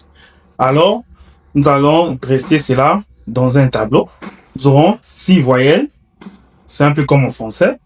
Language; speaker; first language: French; non-native, fluent; Chinese